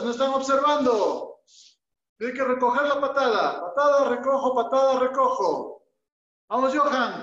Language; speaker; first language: Spanish; native; Spanish